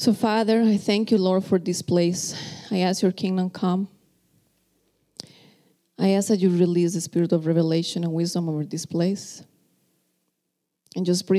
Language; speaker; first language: English; non-native, fluent; Spanish